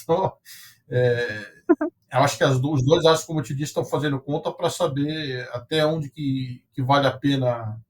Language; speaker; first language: Portuguese; native; Portuguese